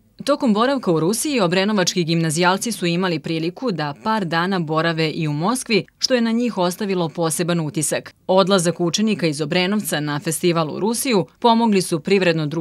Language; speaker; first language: Serbian; native; Serbian